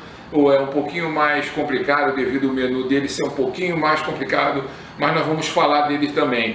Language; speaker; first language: Portuguese; native; Portuguese